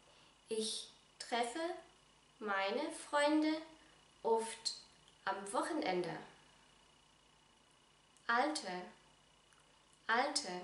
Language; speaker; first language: German; non-native, fluent; Vietnamese